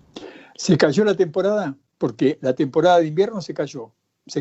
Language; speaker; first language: Spanish; native; Spanish